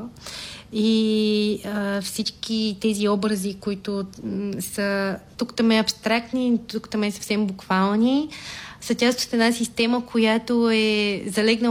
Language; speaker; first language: Bulgarian; native; Bulgarian